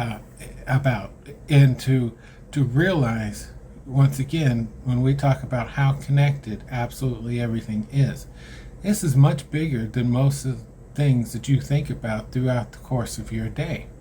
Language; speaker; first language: English; native; English